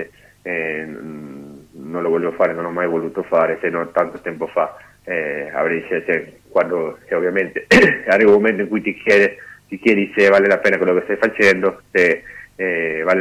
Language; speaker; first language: Italian; non-native, fluent; Spanish